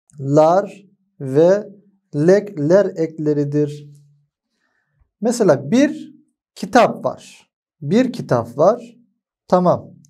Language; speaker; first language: Turkish; non-native, fluent; Arabic